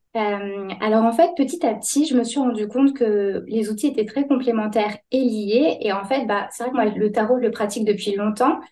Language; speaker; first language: French; native; French